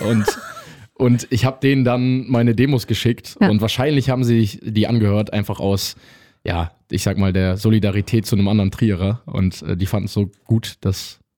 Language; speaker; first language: German; native; German